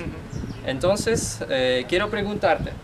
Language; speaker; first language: Spanish; non-native, learner; Polish